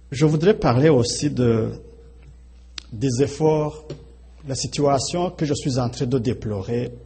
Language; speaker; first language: French; non-native, local second language; Rundi